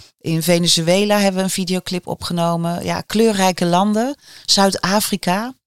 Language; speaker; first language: Dutch; native; Dutch